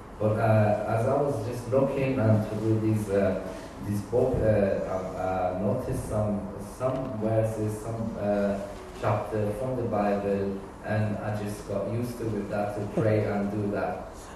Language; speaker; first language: English; non-native, fluent; Persian